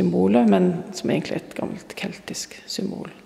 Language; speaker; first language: Norwegian; non-native, fluent; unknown